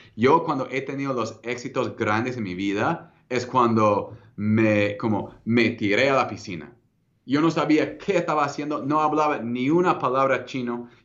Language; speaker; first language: Spanish; non-native, fluent; English